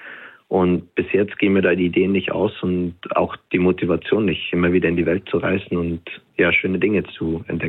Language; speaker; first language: German; native; German